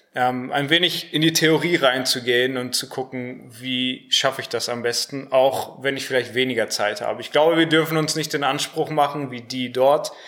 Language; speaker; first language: German; native; German